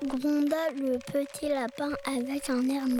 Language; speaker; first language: French; native; French